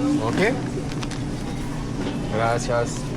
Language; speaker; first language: Spanish; non-native, learner; French